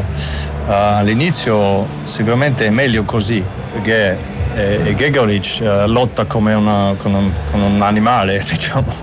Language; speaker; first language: Italian; non-native, learner; German